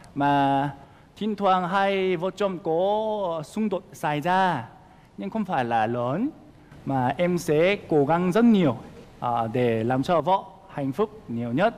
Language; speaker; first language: Vietnamese; non-native, fluent; Korean